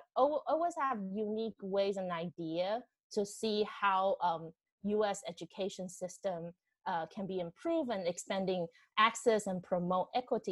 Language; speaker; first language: English; non-native, fluent; Chinese